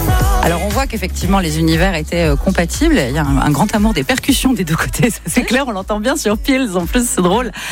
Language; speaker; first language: French; native; French